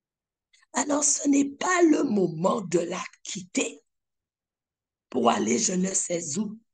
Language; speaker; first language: French; native; French